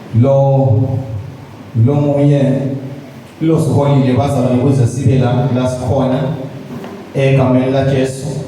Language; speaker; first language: Zulu; non-native, local second language; Swati